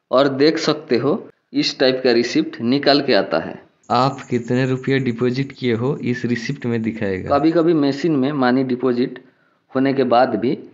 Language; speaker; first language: Hindi; non-native, local second language; Bangla